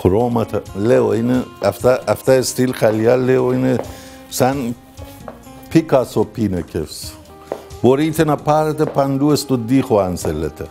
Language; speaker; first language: Greek; non-native, learner; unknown